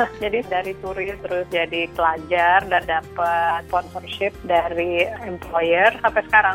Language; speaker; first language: Indonesian; native; Indonesian